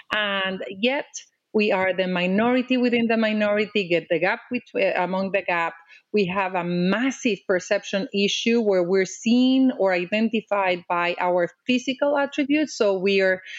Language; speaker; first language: English; non-native, fluent; Spanish